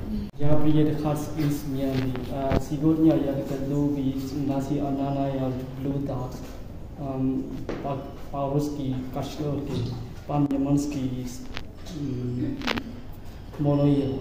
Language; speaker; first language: Russian; non-native, learner; Burmese